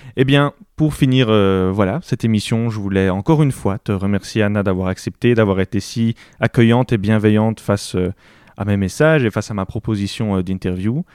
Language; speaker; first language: French; native; French